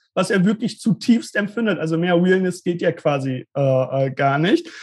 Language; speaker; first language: German; native; German